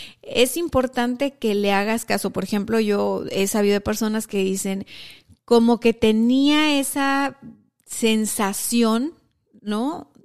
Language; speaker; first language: Spanish; native; Spanish